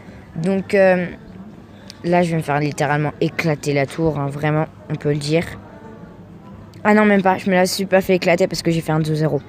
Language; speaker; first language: French; native; French